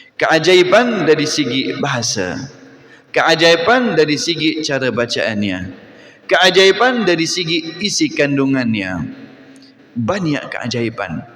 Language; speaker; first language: Malay; non-native, fluent; Arabic